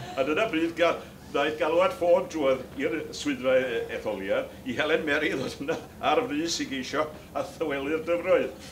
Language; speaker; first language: Welsh; native; Welsh